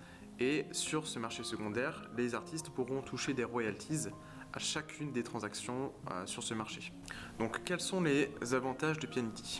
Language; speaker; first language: French; native; French